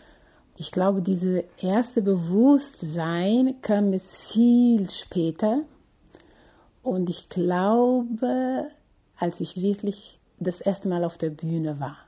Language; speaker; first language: German; non-native, fluent; Portuguese